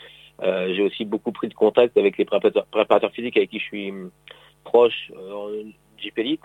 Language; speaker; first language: French; native; French